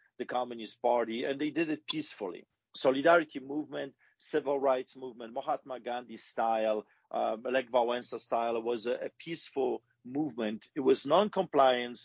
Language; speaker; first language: English; non-native, fluent; Polish